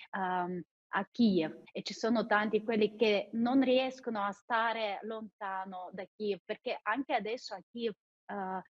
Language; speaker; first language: Italian; non-native, fluent; Ukrainian